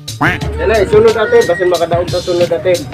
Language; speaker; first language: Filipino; non-native, local second language; Cebuano